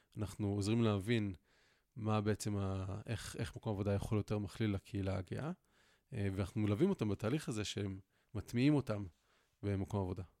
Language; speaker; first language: Hebrew; native; Hebrew